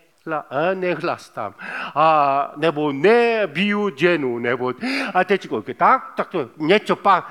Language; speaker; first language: Czech; non-native, fluent; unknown